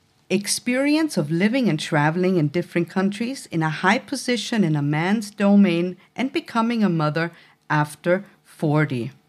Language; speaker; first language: English; non-native, fluent; German